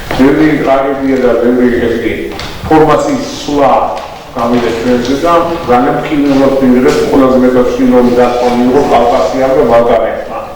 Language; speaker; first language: Georgian; non-native, local second language; Azerbaijani